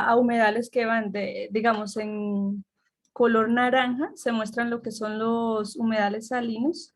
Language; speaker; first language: Spanish; native; Spanish